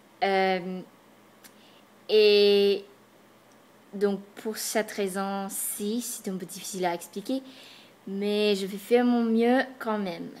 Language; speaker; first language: French; non-native, fluent; English